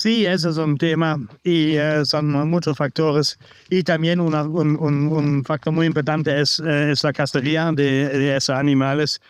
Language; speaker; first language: Spanish; non-native, learner; German